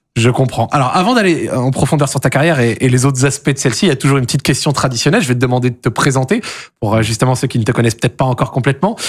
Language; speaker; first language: French; native; French